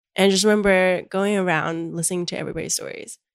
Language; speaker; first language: English; early bilingual, other home language; Chinese